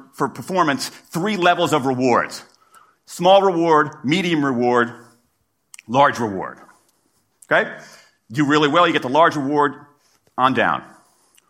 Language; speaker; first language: English; native; English